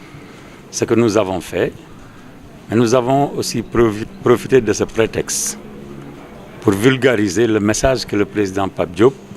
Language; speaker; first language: French; non-native, local second language; Wolof